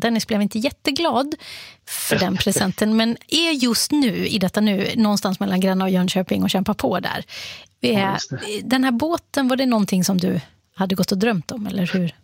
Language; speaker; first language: Swedish; native; Swedish